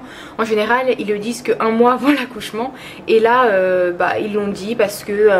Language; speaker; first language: French; early bilingual, other home language; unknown